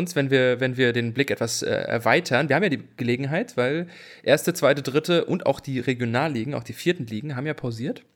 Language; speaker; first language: German; native; German